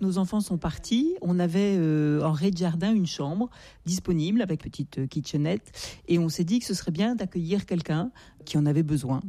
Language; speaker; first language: French; native; French